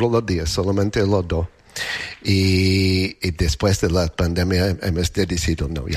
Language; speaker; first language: Spanish; non-native, learner; English